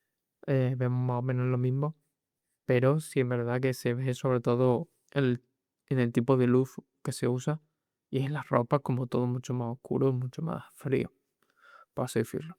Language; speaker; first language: Spanish; native; Spanish